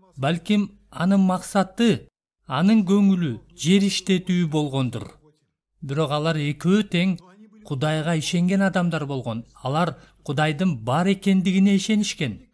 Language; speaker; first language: Kyrgyz; non-native, local second language; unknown